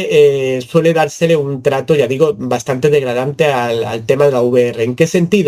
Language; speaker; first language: Spanish; native; Spanish